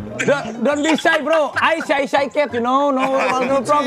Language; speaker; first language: English; non-native, learner; Indonesian